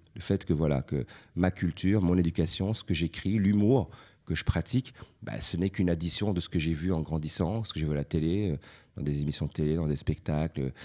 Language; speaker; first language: French; native; French